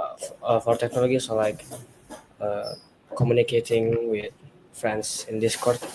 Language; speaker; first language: English; non-native, learner; Indonesian